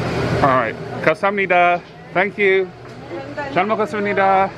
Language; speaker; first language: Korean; non-native, learner; English